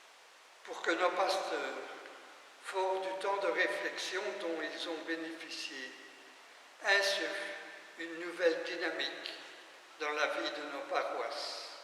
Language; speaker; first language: French; native; French